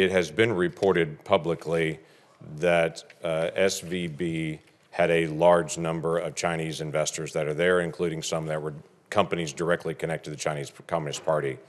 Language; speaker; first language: English; native; English